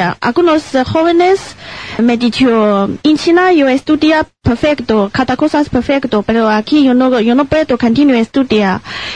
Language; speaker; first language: Spanish; non-native, learner; Chinese